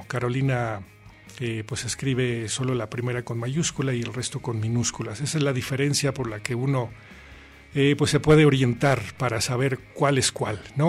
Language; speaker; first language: Spanish; native; Spanish